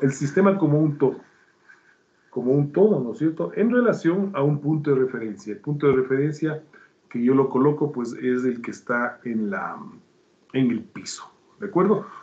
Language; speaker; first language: Spanish; native; Spanish